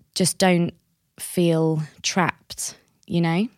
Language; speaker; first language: English; native; English